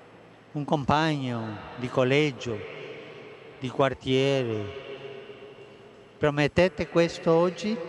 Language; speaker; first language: Italian; non-native, fluent; Spanish